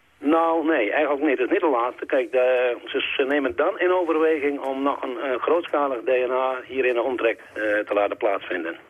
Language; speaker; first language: Dutch; native; Dutch